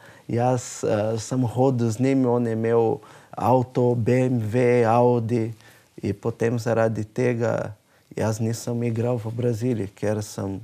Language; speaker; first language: Slovenian; non-native, learner; Portuguese